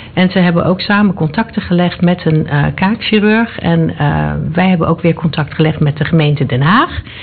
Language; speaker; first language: Dutch; native; Dutch